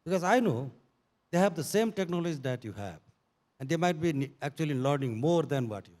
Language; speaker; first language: English; non-native, local second language; Nepali